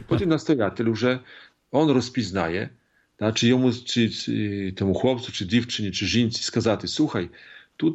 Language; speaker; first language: Polish; non-native, learner; Ukrainian